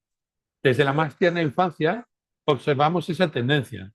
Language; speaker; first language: Spanish; native; Spanish